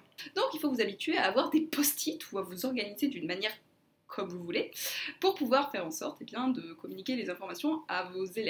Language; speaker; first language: French; native; French